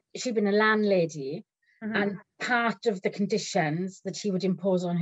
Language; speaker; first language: English; native; English